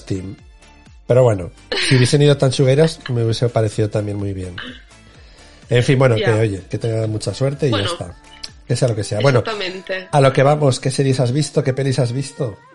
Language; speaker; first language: Spanish; native; Spanish